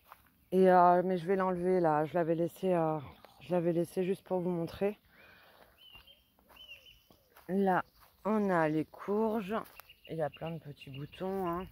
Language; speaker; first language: French; native; French